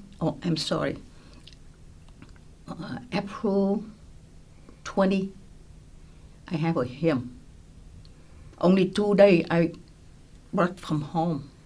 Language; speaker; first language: English; non-native, local second language; Vietnamese